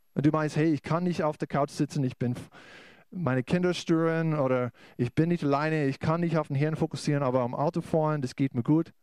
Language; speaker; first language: German; non-native, fluent; English